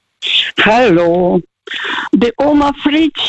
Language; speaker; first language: German; non-native, fluent; Russian